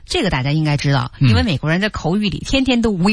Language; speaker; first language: Chinese; native; Chinese